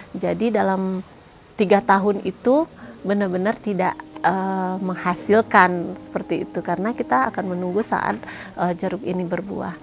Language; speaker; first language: Indonesian; non-native, local second language; Minangkabau